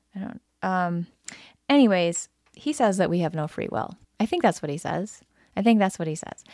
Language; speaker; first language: English; native; English